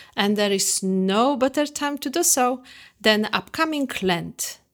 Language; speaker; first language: English; non-native, fluent; Polish